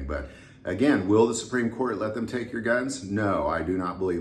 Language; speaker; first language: English; native; English